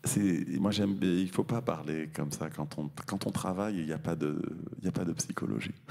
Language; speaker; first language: French; native; French